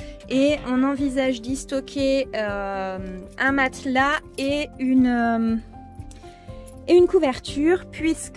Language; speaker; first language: French; native; French